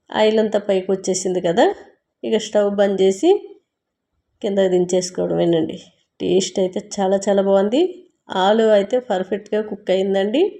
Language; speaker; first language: Telugu; native; Telugu